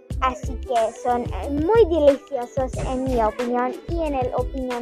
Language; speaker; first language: Spanish; non-native, learner; English